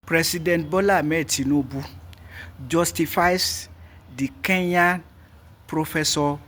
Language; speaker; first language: English; non-native, local second language; Yoruba